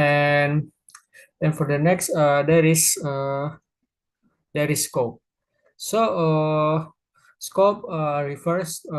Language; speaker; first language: English; non-native, learner; Indonesian